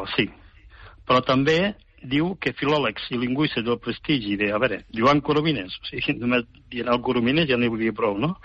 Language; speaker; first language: Catalan; native; Catalan